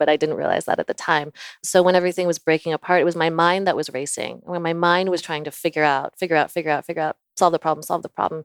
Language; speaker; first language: English; native; English